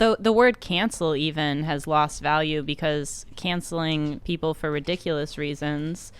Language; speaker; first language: English; native; English